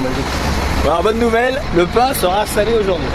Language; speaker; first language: French; native; French